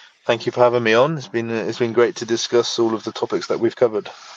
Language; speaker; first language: English; native; English